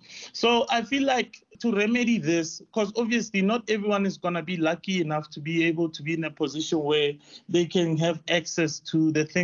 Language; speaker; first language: English; non-native, local second language; Tswana